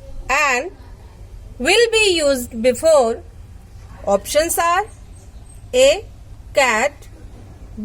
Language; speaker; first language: English; non-native, local second language; Hindi